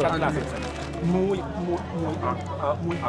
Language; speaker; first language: Spanish; non-native, learner; Chinese